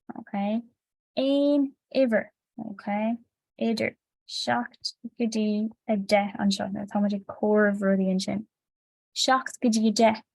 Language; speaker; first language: Irish; non-native, local second language; English